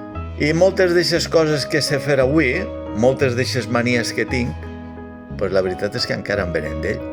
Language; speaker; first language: Catalan; native; Catalan